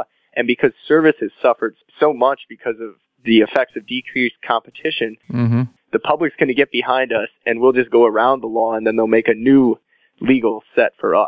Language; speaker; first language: English; native; English